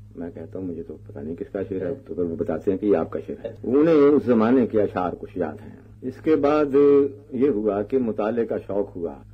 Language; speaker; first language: Urdu; non-native, local second language; Punjabi